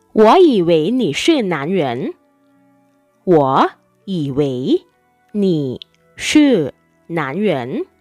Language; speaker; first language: Chinese; non-native, fluent; Thai